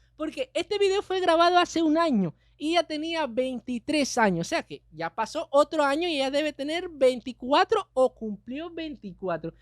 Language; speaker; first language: Spanish; native; Spanish